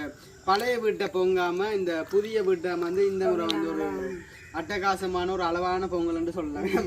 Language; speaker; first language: Tamil; native; Tamil